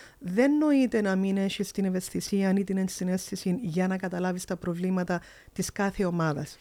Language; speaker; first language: Greek; early bilingual, heritage; Greek